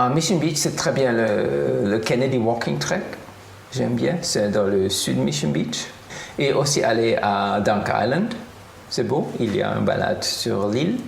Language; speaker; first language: French; non-native, fluent; German